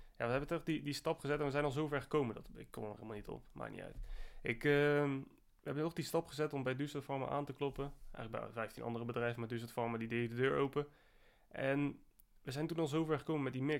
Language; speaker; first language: Dutch; native; Dutch